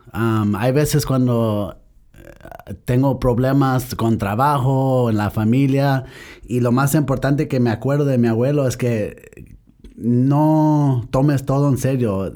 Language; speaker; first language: Spanish; early bilingual, heritage; Spanish